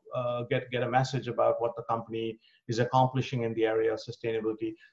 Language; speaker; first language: English; non-native, local second language; Bangla